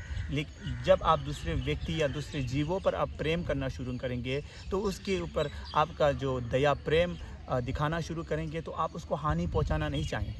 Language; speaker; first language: Hindi; non-native, local second language; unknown